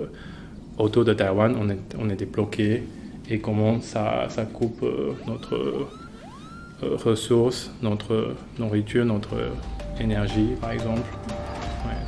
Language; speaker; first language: French; non-native, fluent; Chinese